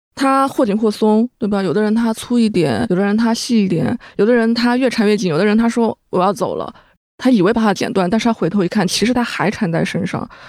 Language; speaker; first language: Chinese; native; Chinese